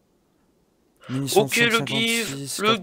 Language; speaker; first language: French; native; French